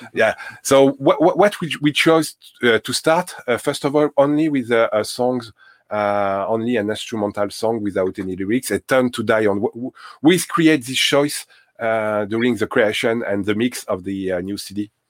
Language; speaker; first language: English; non-native, learner; French